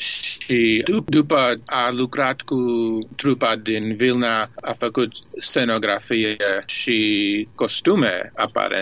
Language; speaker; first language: Romanian; early bilingual, heritage; Romanian